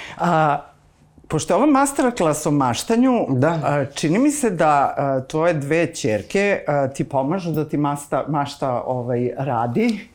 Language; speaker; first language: Serbian; native; Serbian